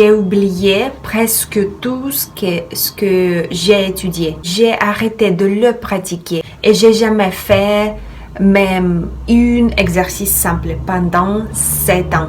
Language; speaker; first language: French; non-native, fluent; Russian